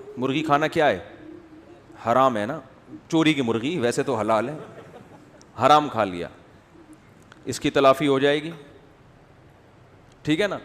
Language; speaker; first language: Urdu; native; Urdu